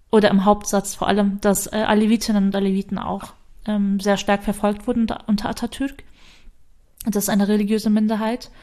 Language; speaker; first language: German; early bilingual, other home language; Turkish